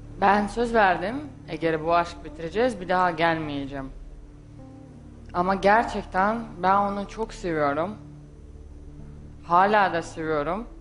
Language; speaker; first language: Turkish; non-native, learner; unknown